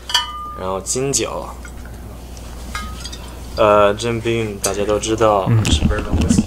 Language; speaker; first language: Chinese; native; Chinese